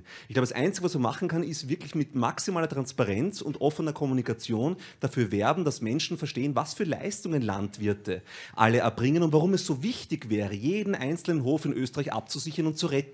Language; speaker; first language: German; native; German